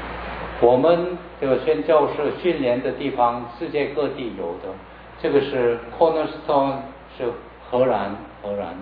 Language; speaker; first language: Chinese; non-native, learner; Korean